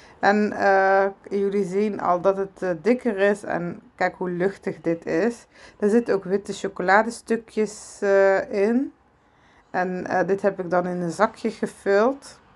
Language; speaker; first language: Dutch; early bilingual, other home language; Arabic